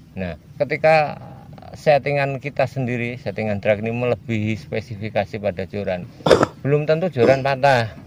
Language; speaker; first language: Indonesian; non-native, local second language; Javanese